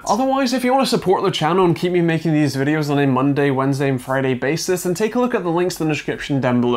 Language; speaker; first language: English; native; English